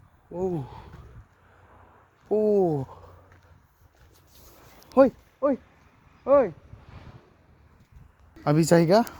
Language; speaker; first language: Hindi; non-native, local second language; Bodo